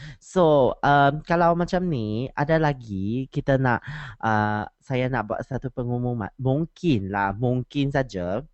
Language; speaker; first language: Malay; non-native, learner; Chinese